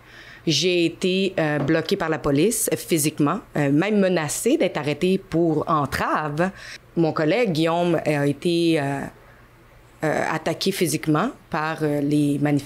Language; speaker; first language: French; native; French